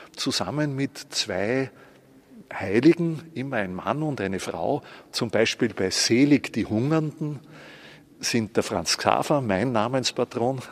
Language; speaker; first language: German; native; German